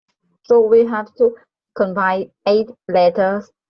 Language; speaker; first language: English; non-native, learner; Vietnamese